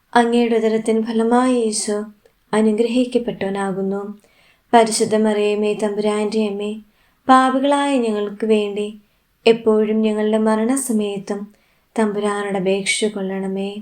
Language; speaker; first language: Malayalam; native; Malayalam